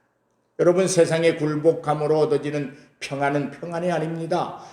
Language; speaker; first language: Korean; native; Korean